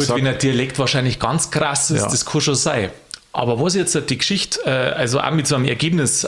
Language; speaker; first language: German; native; German